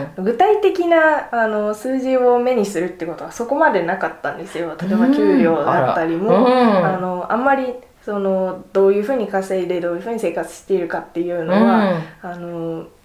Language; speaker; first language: Japanese; native; Japanese